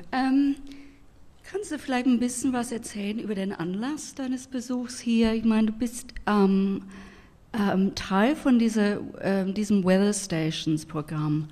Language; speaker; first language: German; non-native, fluent; English